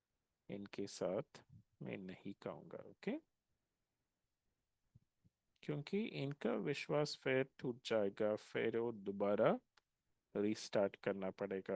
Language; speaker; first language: Hindi; non-native, local second language; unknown